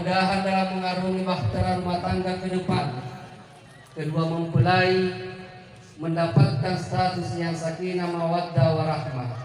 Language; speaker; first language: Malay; non-native, local second language; Buginese